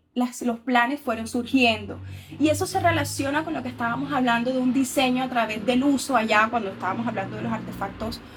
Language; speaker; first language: Spanish; native; Spanish